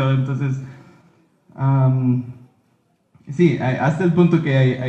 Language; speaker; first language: Spanish; early bilingual, heritage; Spanish